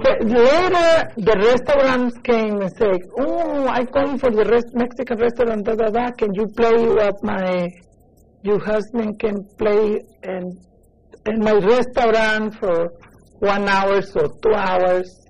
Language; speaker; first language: English; non-native, learner; Spanish